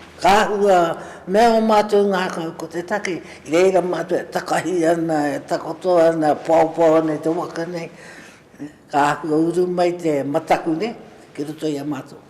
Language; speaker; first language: Māori; native; Māori